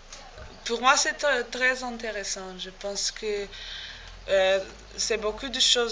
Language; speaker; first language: French; non-native, learner; Portuguese